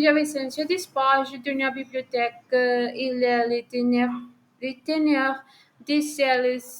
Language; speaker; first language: French; non-native, learner; Spanish